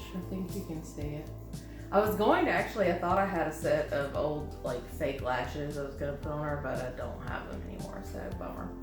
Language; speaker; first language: English; native; English